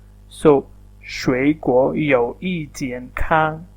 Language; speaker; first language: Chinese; non-native, fluent; Urdu